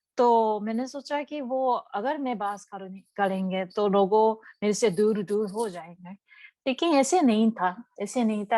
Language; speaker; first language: Hindi; non-native, learner; Japanese